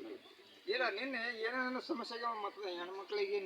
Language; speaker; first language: Kannada; native; Kannada